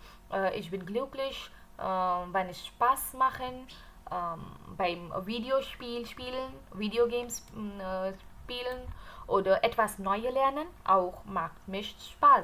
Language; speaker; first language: German; non-native, learner; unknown